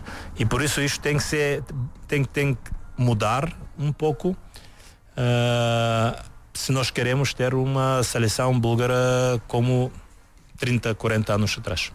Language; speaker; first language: Portuguese; non-native, learner; Bulgarian